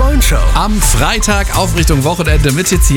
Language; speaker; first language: German; native; German